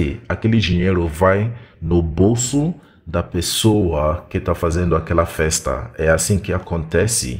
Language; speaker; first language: Portuguese; non-native, fluent; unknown